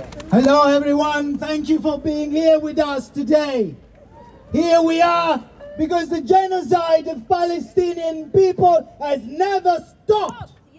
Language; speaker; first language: English; non-native, fluent; Italian